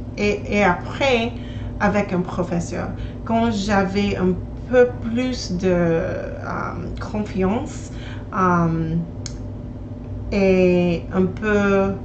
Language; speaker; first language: French; non-native, learner; English